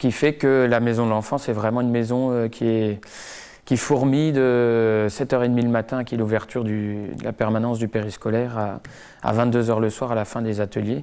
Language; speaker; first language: French; native; French